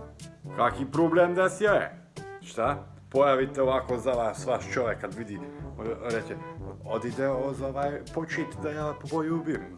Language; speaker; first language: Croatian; non-native, local second language; Hungarian